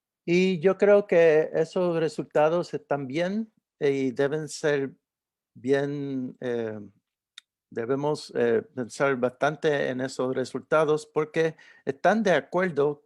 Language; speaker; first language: Spanish; early bilingual, heritage; Spanish